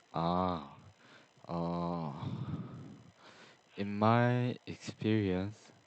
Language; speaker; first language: English; non-native, learner; Korean